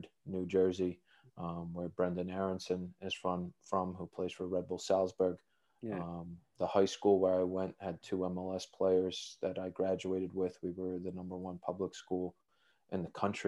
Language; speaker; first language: English; native; English